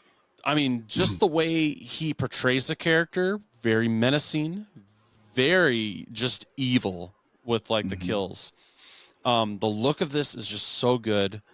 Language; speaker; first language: English; native; English